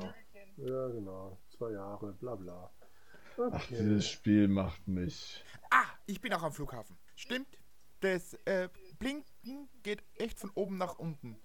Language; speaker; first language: German; native; German